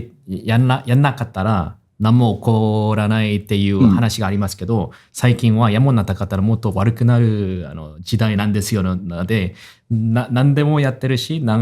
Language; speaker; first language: Japanese; non-native, fluent; Korean